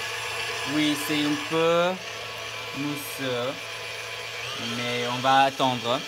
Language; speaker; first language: French; non-native, learner; English